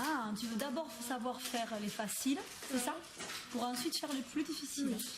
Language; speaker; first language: French; native; French